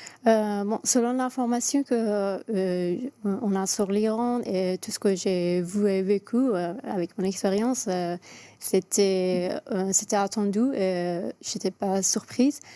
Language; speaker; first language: French; non-native, fluent; Persian